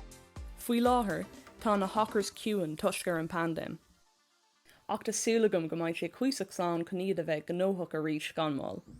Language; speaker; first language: Irish; non-native, local second language; English